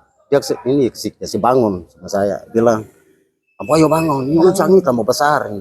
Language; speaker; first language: Indonesian; non-native, local second language; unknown